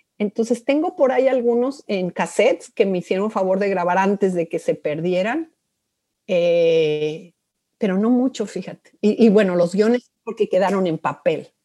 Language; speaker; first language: Spanish; native; Spanish